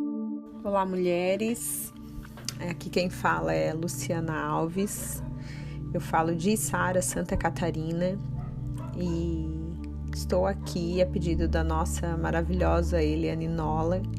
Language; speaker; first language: Portuguese; native; Portuguese